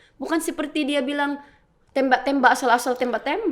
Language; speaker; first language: Indonesian; non-native, learner; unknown